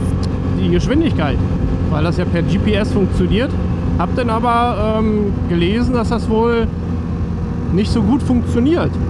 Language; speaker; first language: German; native; German